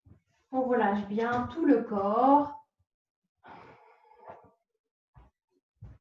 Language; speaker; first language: French; native; French